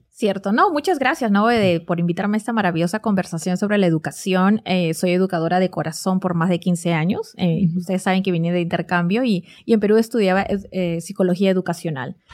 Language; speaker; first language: Spanish; native; Spanish